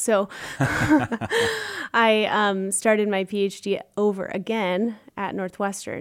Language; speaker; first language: English; native; English